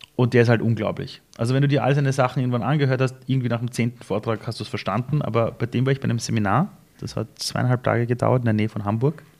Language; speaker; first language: German; early bilingual, other home language; Persian